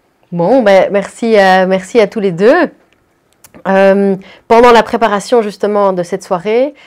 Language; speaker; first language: French; native; French